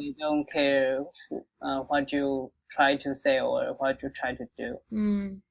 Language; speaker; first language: English; non-native, local second language; Chinese